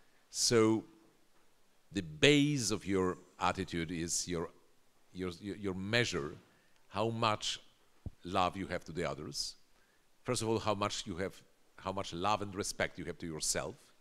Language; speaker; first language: English; non-native, fluent; Polish